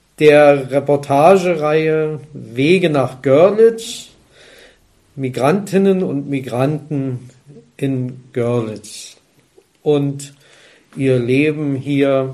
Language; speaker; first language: German; native; German